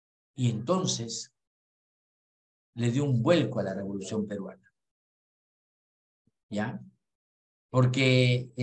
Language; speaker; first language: Spanish; native; Spanish